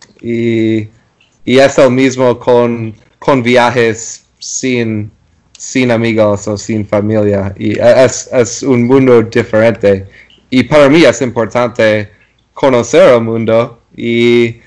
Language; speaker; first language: Spanish; non-native, learner; English